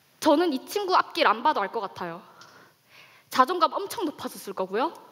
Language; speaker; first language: Korean; native; Korean